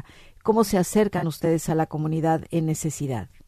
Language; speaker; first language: Spanish; native; Spanish